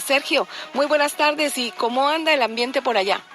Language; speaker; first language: Spanish; native; Spanish